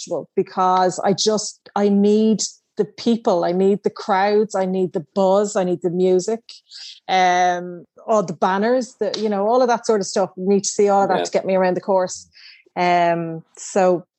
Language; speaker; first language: English; native; English